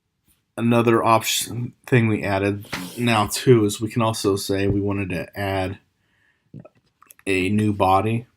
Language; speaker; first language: English; native; English